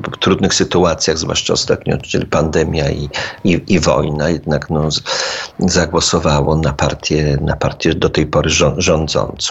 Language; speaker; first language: Polish; native; Polish